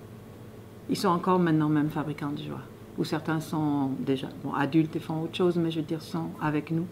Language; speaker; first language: French; native; French